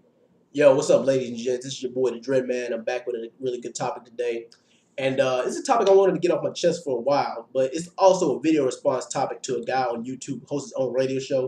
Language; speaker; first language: English; native; English